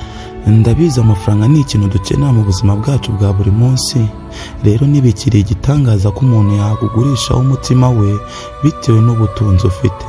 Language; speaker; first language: Kinyarwanda; native; Kinyarwanda